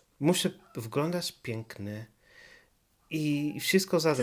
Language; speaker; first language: Polish; non-native, learner; Portuguese